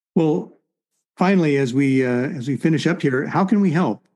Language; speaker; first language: English; native; English